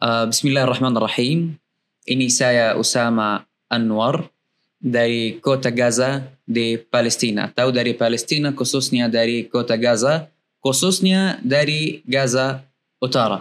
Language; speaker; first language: Indonesian; non-native, learner; Arabic